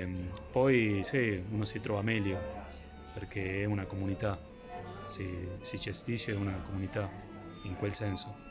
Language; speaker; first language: Italian; non-native, learner; Spanish